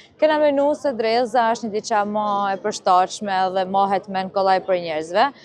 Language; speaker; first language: Albanian; native; Albanian